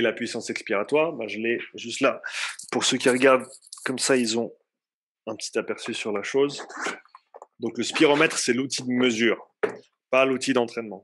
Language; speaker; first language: French; native; French